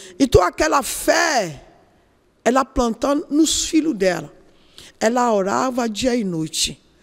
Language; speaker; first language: Portuguese; non-native, learner; Yoruba